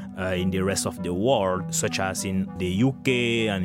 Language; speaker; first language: English; non-native, local second language; French